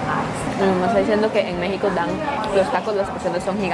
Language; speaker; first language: Spanish; native; Spanish